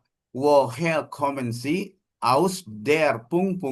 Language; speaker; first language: German; non-native, fluent; Indonesian